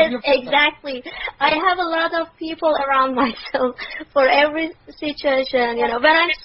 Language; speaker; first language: English; non-native, learner; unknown